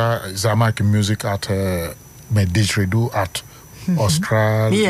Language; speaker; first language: Dutch; non-native, learner; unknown